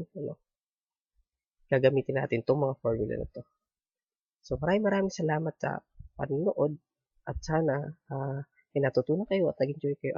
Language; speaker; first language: Filipino; native; Filipino